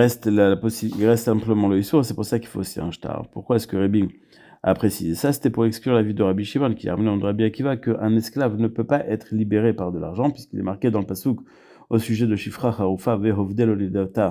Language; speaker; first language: French; native; French